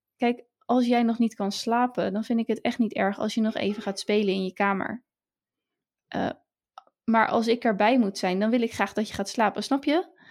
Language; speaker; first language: Dutch; native; Dutch